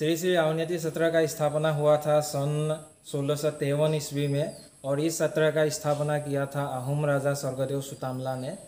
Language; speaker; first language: Hindi; non-native, local second language; Assamese